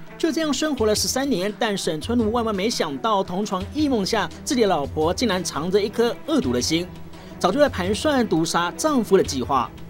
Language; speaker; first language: Chinese; native; Chinese